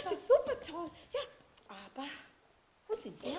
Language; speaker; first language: German; non-native, fluent; Portuguese